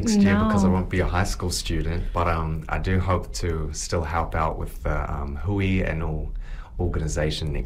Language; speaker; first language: English; native; English